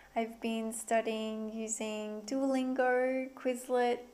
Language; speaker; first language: English; native; English